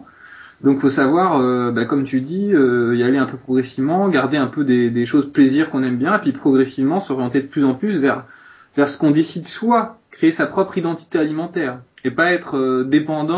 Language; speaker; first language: French; native; French